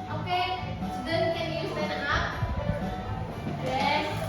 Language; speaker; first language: English; non-native, learner; Indonesian